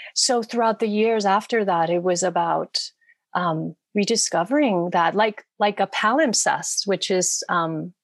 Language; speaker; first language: English; non-native, fluent; Spanish